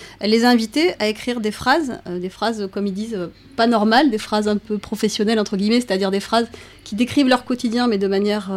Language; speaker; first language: French; native; French